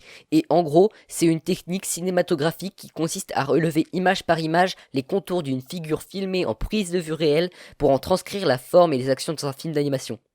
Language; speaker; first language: French; native; French